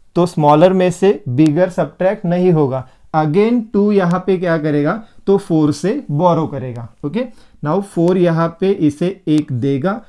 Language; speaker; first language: Hindi; non-native, local second language; Marathi